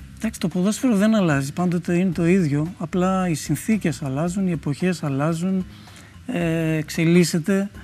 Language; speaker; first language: Greek; early bilingual, other home language; Russian